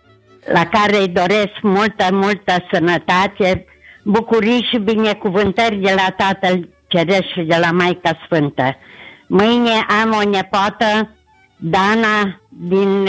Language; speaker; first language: Romanian; native; Romanian